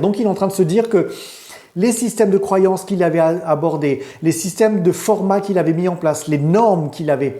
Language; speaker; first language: French; native; French